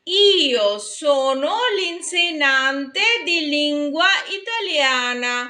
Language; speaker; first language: Italian; non-native, fluent; Bangla